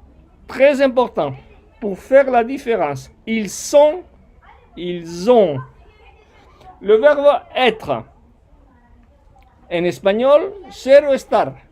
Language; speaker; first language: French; non-native, fluent; Spanish